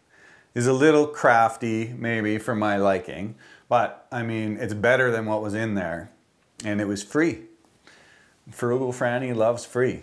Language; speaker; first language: English; native; English